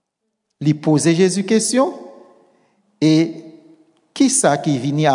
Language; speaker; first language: French; non-native, local second language; Haitian Creole